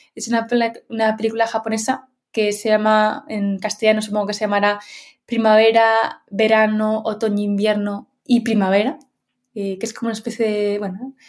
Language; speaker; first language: Spanish; native; Spanish